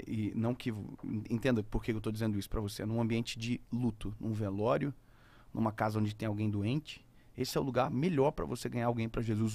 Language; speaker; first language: Portuguese; native; Portuguese